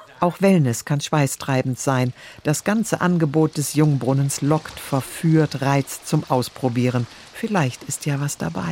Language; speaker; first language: German; native; German